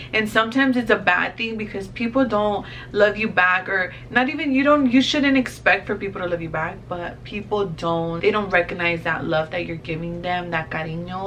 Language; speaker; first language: English; early bilingual, other home language; Spanish